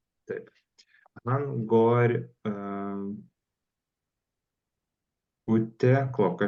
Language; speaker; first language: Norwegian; non-native, learner; Lithuanian